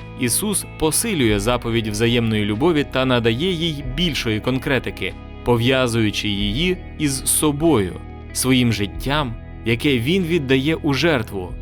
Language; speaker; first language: Ukrainian; native; Ukrainian